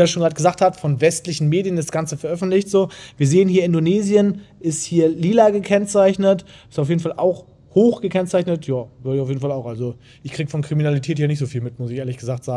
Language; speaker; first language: German; native; German